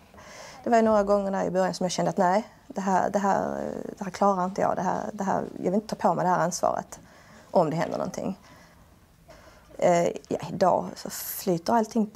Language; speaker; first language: Swedish; native; Swedish